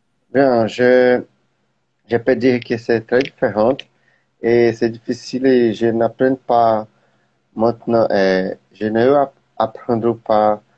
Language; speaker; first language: French; non-native, learner; Portuguese